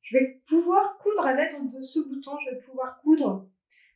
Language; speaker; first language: French; native; French